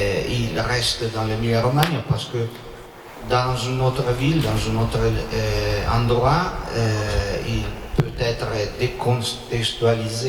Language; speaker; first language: French; non-native, learner; Italian